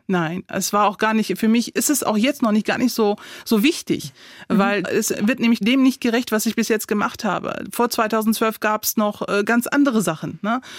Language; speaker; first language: German; early bilingual, other home language; Turkish